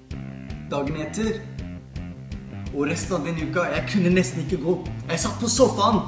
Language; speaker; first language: Norwegian; non-native, fluent; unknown